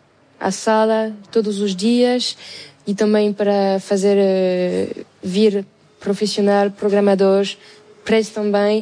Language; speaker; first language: Portuguese; non-native, fluent; French